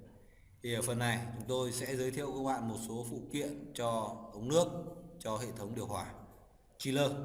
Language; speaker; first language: Vietnamese; native; Vietnamese